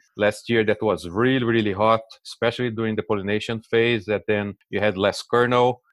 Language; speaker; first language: English; non-native, fluent; Portuguese